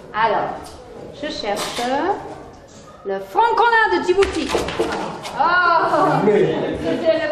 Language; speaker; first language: French; non-native, fluent; German